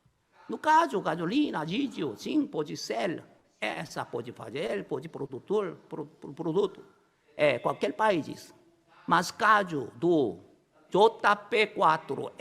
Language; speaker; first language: Portuguese; non-native, learner; Korean